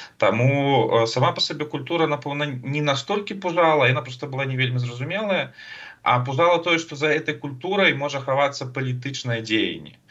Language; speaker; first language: Belarusian; non-native, local second language; Russian